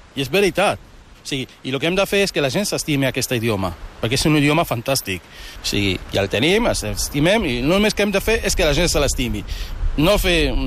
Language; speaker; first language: Catalan; early bilingual, other home language; Arabic